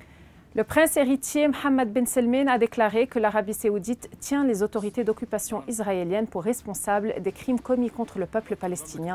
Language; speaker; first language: French; non-native, local second language; Arabic